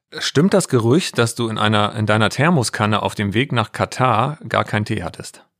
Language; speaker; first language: German; native; German